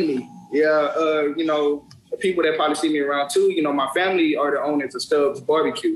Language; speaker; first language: English; native; English